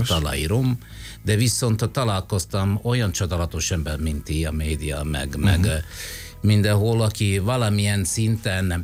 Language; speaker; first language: Hungarian; non-native, fluent; Italian